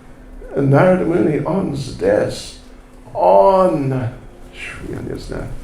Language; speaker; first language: Russian; non-native, learner; English